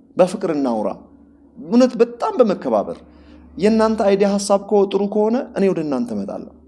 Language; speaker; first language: Amharic; non-native, local second language; Oromo